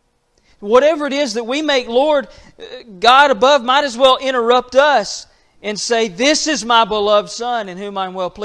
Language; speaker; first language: English; native; English